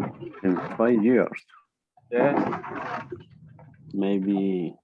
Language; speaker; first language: English; non-native, learner; Spanish